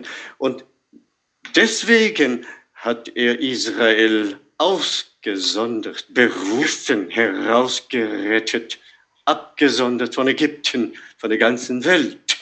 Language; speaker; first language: German; non-native, fluent; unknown